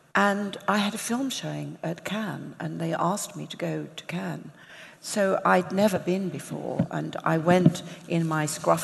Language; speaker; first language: English; native; English